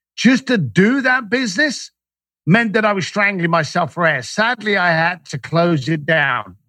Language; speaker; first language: English; native; English